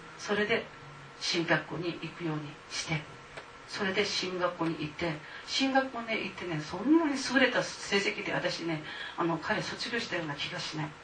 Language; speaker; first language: Japanese; non-native, fluent; Korean